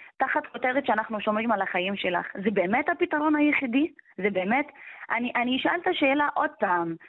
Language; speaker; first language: Hebrew; non-native, local second language; Arabic